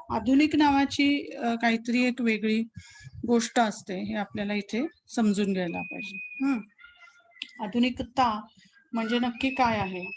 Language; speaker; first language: Marathi; native; Marathi